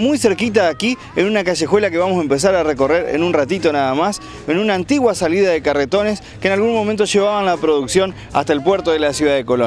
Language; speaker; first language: Spanish; native; Spanish